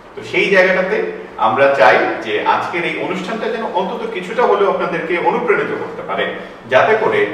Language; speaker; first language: Bangla; native; Bangla